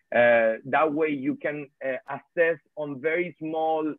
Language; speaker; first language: English; non-native, fluent; Spanish